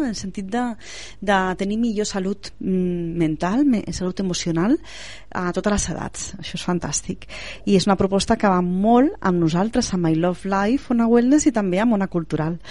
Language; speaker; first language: Catalan; native; Catalan